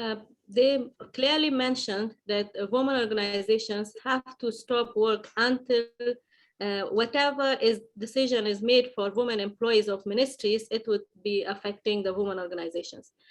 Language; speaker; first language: English; non-native, fluent; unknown